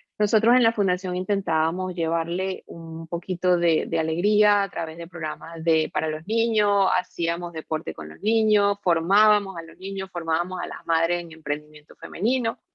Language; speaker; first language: Spanish; native; Spanish